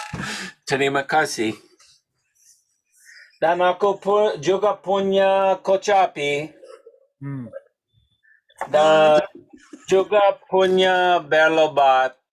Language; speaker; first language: Indonesian; non-native, learner; English